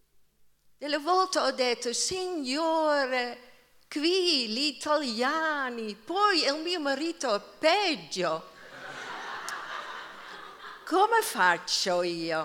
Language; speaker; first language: Italian; non-native, fluent; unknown